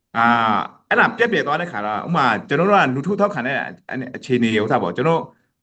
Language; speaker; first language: Burmese; non-native, local second language; Pa'o Karen